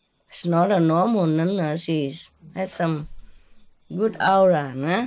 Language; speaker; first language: English; non-native, fluent; Vietnamese